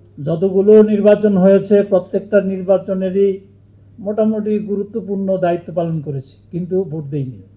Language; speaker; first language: Bangla; native; Bangla